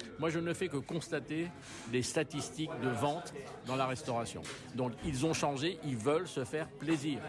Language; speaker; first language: French; native; French